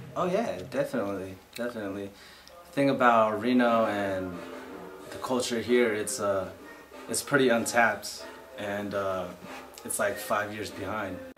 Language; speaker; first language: English; native; English